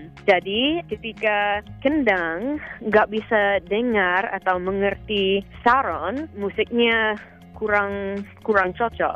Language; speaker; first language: Indonesian; non-native, fluent; English